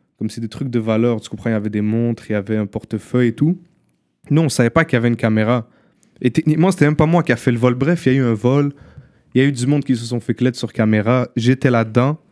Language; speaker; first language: French; early bilingual, other home language; Arabic